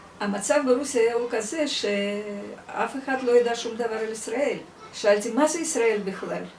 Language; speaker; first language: Hebrew; non-native, fluent; Russian